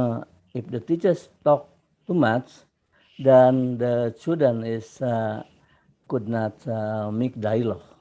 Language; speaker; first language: English; non-native, fluent; Indonesian